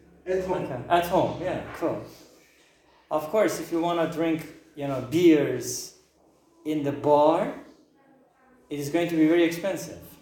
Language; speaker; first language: English; non-native, fluent; Turkish